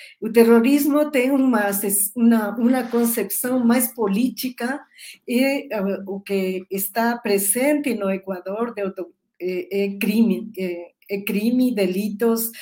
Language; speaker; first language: Portuguese; non-native, learner; Spanish